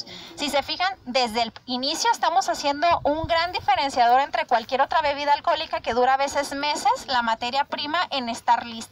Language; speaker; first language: Spanish; native; Spanish